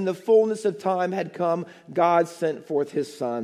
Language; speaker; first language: English; native; English